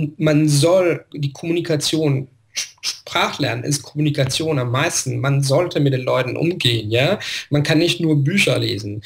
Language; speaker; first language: German; non-native, fluent; Italian